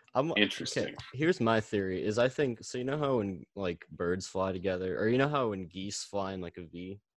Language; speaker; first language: English; native; English